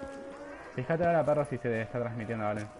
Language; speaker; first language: Spanish; native; Spanish